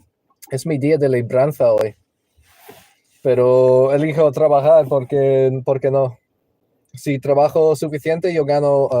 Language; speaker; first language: Spanish; non-native, learner; English